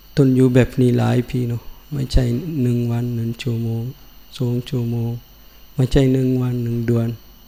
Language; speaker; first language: Thai; non-native, learner; Sinhala